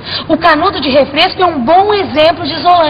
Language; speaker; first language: Portuguese; native; Portuguese